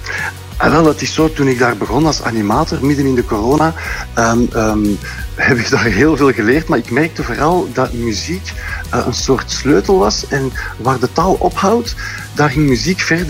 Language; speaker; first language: Dutch; native; Dutch